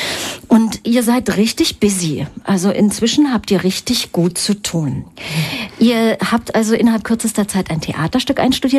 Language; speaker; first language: German; native; German